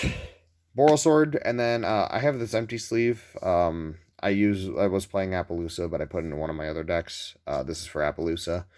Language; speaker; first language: English; native; English